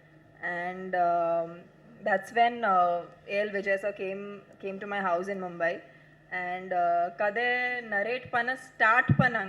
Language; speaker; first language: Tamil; non-native, learner; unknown